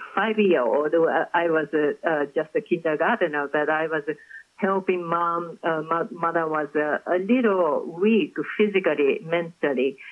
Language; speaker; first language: English; non-native, fluent; Japanese